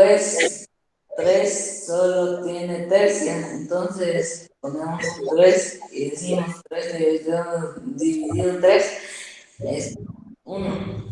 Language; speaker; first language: Spanish; native; Spanish